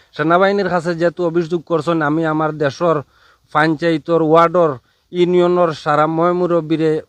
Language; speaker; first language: Bangla; native; Bangla